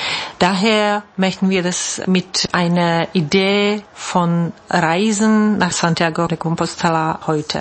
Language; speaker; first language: German; non-native, fluent; Czech